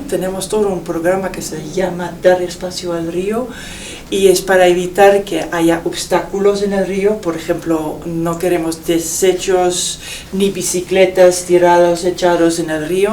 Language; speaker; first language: Spanish; non-native, fluent; Dutch